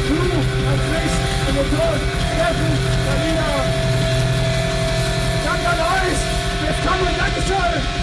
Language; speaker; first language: German; native; German